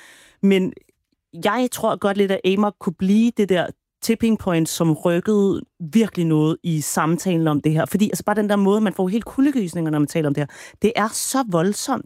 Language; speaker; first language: Danish; native; Danish